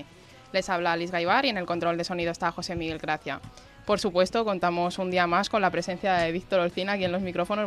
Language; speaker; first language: Spanish; native; Spanish